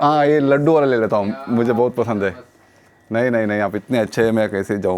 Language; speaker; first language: Hindi; non-native, local second language; Kannada